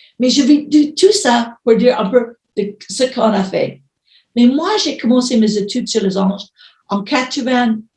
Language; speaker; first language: French; non-native, fluent; English